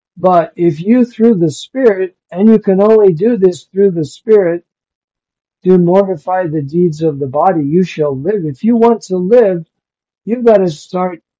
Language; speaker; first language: English; native; English